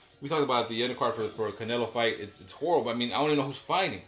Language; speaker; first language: English; early bilingual, other home language; Spanish